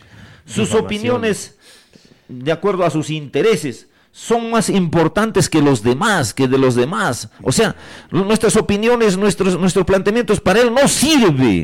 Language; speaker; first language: Spanish; native; Spanish